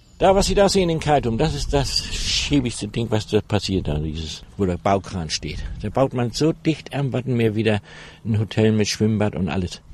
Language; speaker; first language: German; native; German